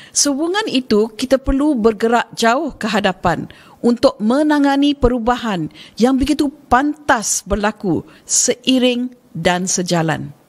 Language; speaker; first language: Malay; native; Malay